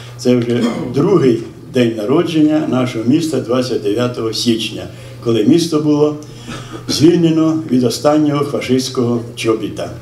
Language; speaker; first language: Ukrainian; native; Ukrainian